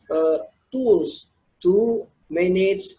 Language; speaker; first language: English; non-native, learner; Indonesian